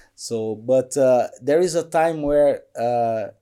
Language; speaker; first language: English; non-native, fluent; Portuguese